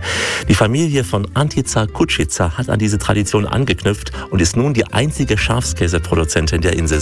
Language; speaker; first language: German; native; German